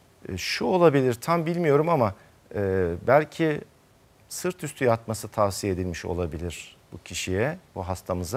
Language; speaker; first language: Turkish; native; Turkish